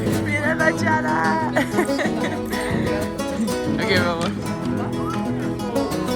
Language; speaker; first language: Spanish; non-native, learner; English